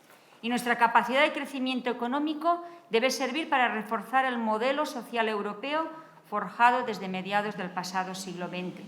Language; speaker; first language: Spanish; native; Spanish